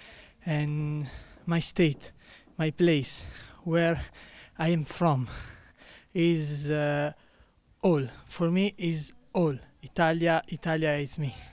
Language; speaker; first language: English; non-native, fluent; Italian